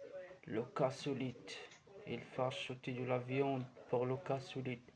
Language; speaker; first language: French; non-native, learner; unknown